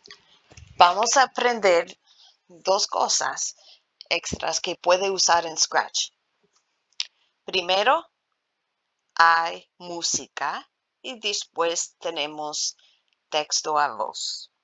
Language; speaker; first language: Spanish; non-native, learner; English